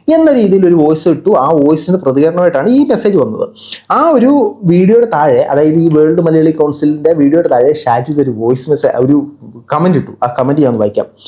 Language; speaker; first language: Malayalam; native; Malayalam